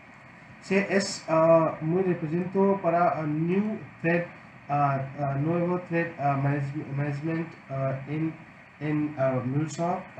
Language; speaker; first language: Spanish; non-native, learner; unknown